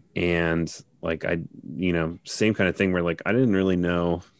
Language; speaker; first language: English; native; English